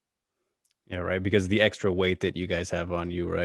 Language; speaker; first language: English; native; English